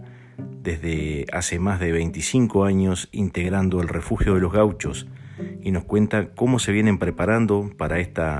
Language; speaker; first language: Spanish; native; Spanish